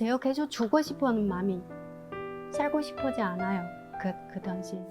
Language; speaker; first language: Korean; non-native, learner; Chinese